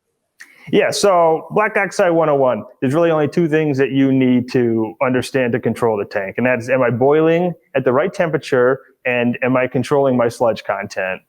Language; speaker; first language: English; native; English